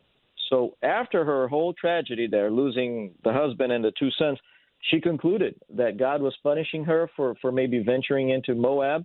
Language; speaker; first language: English; non-native, fluent; Portuguese